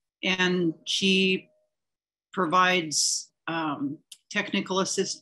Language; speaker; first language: English; native; English